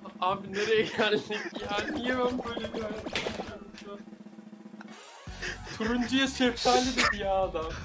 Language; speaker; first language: Turkish; native; Turkish